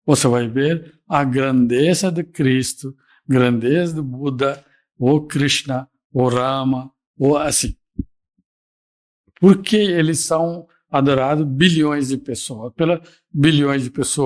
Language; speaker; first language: Portuguese; non-native, fluent; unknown